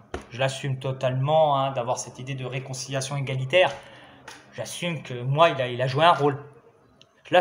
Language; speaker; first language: French; native; French